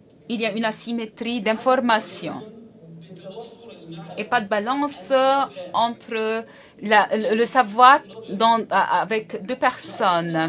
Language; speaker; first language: French; non-native, local second language; Arabic